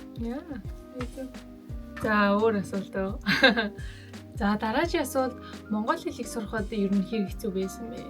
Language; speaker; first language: Mongolian; native; Mongolian